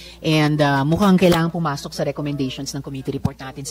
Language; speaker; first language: Filipino; native; Filipino